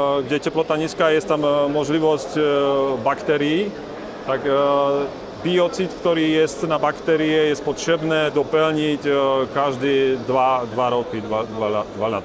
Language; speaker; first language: Polish; non-native, learner; Slovak